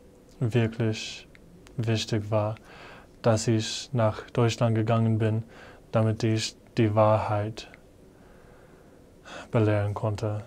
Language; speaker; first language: German; non-native, fluent; English